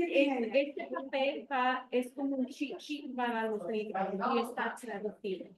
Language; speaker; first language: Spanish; early bilingual, heritage; Spanish